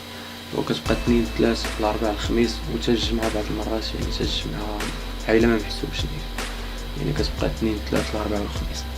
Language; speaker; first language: Arabic; native; Arabic